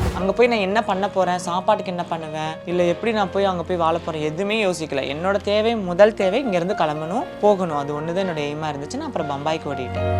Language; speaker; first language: Tamil; native; Tamil